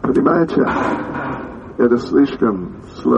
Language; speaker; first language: Russian; non-native, learner; English